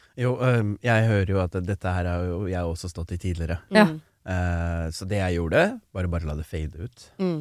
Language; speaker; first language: Norwegian; early bilingual, other home language; Tamil